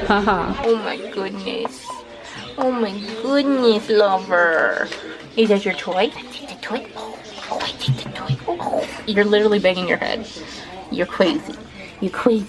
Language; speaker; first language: English; native; English